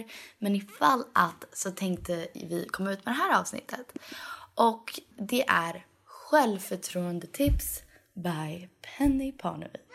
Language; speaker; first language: Swedish; early bilingual, heritage; Swedish